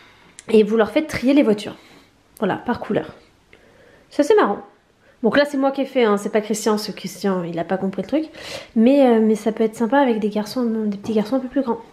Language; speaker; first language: French; native; French